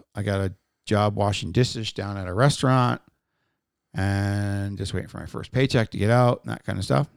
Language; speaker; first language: English; native; English